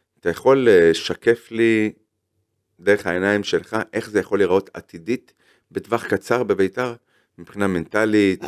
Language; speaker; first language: Hebrew; native; Hebrew